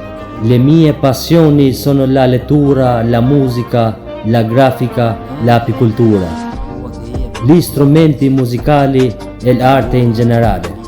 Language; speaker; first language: Italian; non-native, fluent; Albanian